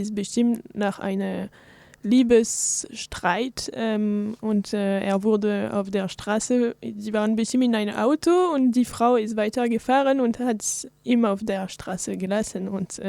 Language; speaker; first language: German; non-native, fluent; French